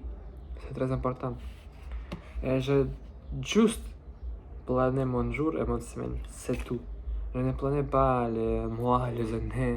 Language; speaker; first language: French; non-native, learner; Russian